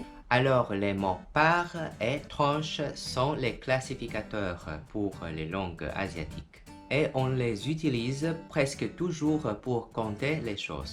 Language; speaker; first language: French; non-native, fluent; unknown